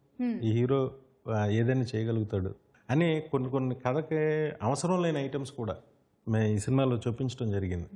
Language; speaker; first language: Telugu; native; Telugu